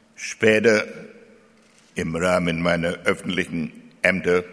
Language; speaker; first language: German; native; German